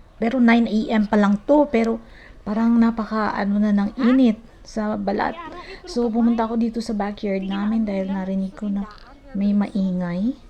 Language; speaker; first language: Filipino; non-native, local second language; Cebuano